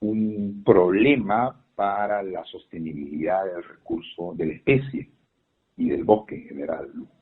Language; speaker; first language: Spanish; native; Spanish